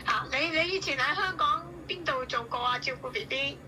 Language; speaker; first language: Chinese; non-native, learner; Indonesian